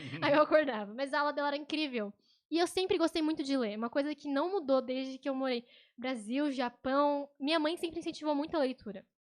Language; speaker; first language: Portuguese; native; Portuguese